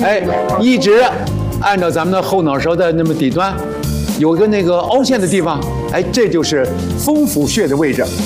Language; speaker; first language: Chinese; native; Chinese